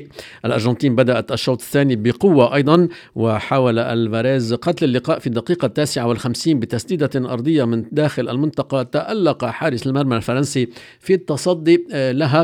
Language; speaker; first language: Arabic; native; Arabic